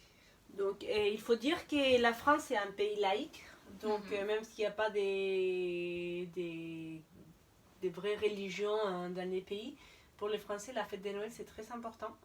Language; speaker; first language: French; non-native, fluent; Spanish